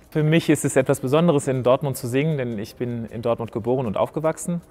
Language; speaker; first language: German; native; German